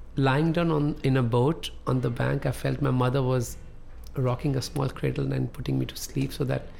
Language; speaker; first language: English; non-native, local second language; Punjabi